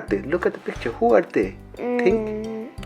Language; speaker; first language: English; non-native, learner; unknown